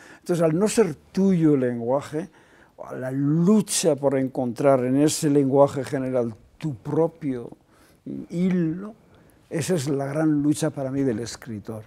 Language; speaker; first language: Spanish; non-native, local second language; Basque